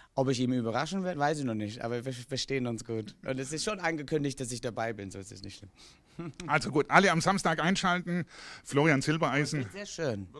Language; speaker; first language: German; non-native, fluent; English